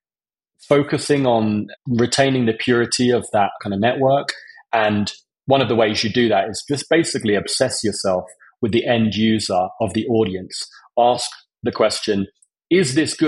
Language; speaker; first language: English; native; English